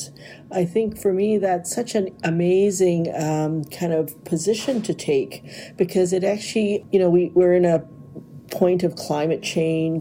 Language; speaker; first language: English; native; English